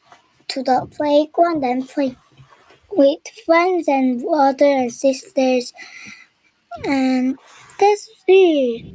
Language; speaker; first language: English; non-native, learner; Korean